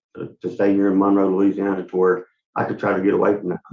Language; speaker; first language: English; native; English